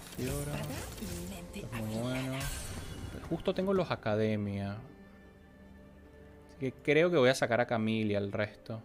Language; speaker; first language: Spanish; native; Spanish